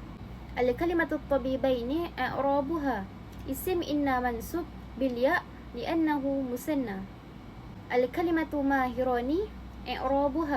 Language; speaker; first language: Arabic; non-native, learner; Malay